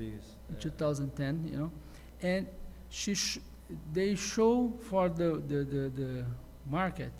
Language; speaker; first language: English; non-native, learner; Portuguese